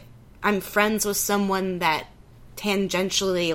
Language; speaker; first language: English; native; English